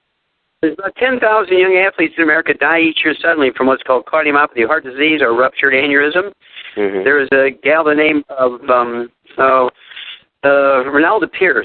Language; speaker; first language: English; native; English